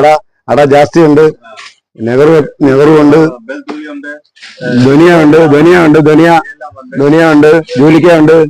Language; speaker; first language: Malayalam; non-native, learner; Assamese